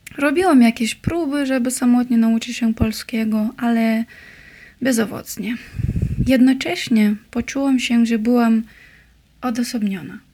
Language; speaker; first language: Polish; non-native, learner; Russian